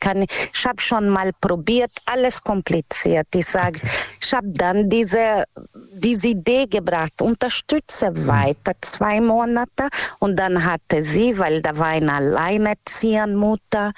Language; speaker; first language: German; non-native, learner; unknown